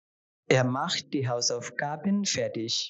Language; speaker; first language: German; non-native, fluent; Bangla